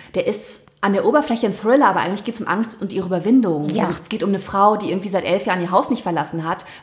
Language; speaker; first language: German; native; German